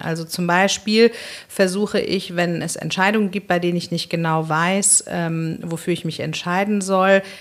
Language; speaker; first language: German; native; German